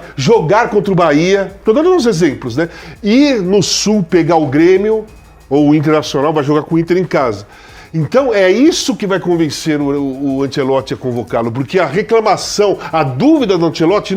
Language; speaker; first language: Portuguese; native; Portuguese